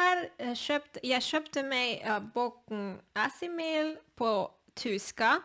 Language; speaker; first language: Swedish; non-native, learner; Spanish